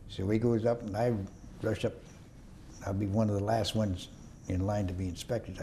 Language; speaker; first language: English; native; English